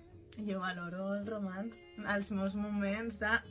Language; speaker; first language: Catalan; native; Catalan